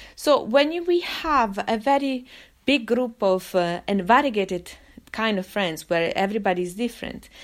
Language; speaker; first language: English; non-native, fluent; Italian